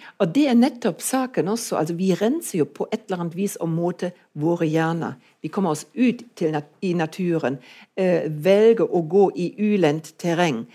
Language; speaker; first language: Norwegian; non-native, fluent; German